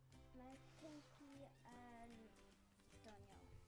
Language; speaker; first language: Welsh; non-native, local second language; English